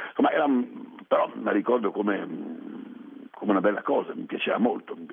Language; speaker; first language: Italian; early bilingual, other home language; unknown